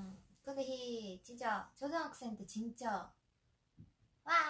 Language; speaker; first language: Korean; non-native, fluent; Japanese